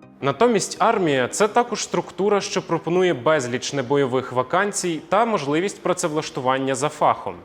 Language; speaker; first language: Ukrainian; native; Ukrainian